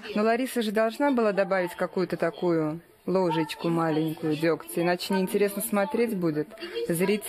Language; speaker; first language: Russian; native; Russian